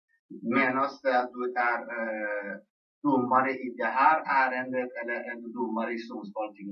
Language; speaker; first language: Swedish; non-native, local second language; Persian